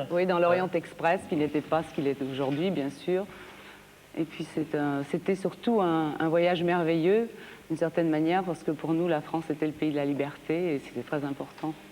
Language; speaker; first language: French; early bilingual, other home language; Bulgarian